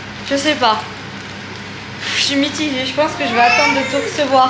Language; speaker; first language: French; native; French